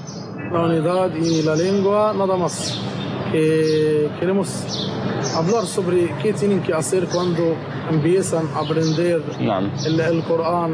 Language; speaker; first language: Spanish; non-native, fluent; Arabic